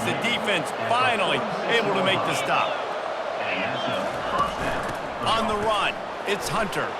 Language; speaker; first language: English; native; English